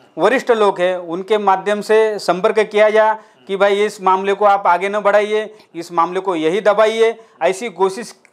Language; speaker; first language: Hindi; non-native, local second language; Marathi